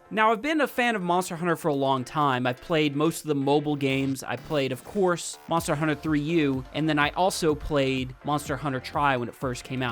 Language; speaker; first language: English; native; English